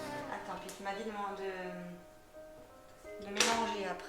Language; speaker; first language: French; native; French